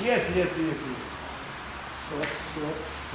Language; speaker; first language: English; non-native, learner; Japanese